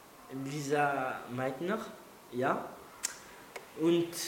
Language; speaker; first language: German; non-native, learner; French